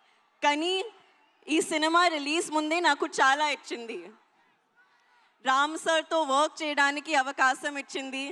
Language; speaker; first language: Telugu; non-native, learner; Hindi